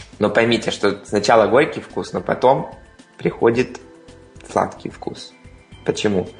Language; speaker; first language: Russian; native; Russian